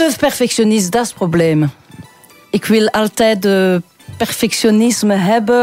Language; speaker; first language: Dutch; non-native, learner; French